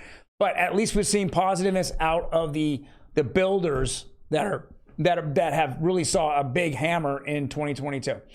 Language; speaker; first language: English; native; English